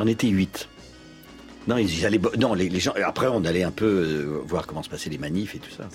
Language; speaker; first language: French; native; French